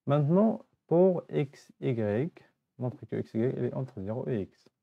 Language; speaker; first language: French; non-native, local second language; Arabic